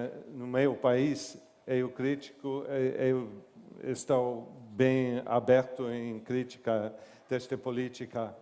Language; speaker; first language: Portuguese; non-native, learner; English